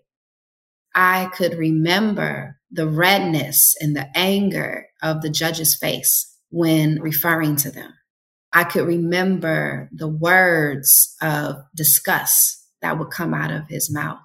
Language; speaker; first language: English; native; English